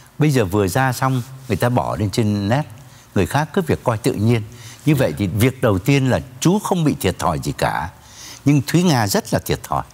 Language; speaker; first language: Vietnamese; native; Vietnamese